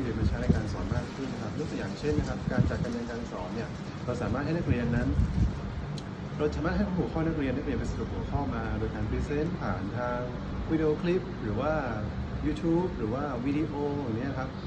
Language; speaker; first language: Thai; native; Thai